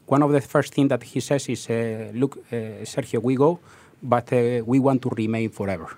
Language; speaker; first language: English; non-native, fluent; Spanish